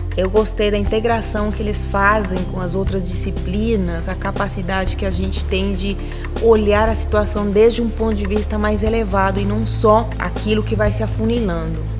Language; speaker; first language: Portuguese; non-native, fluent; Spanish